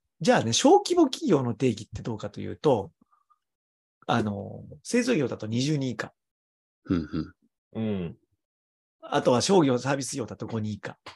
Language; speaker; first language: Japanese; native; Japanese